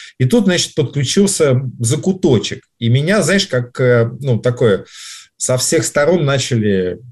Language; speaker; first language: Russian; native; Russian